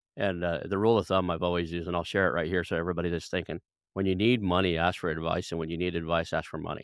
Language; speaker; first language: English; native; English